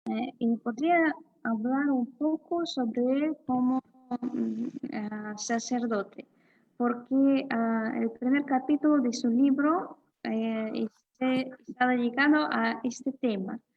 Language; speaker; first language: Spanish; non-native, fluent; Russian